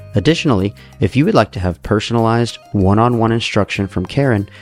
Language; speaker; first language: English; native; English